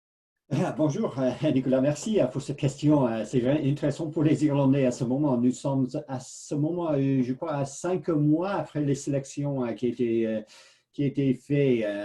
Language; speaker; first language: French; non-native, fluent; English